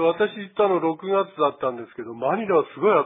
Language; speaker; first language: Japanese; native; Japanese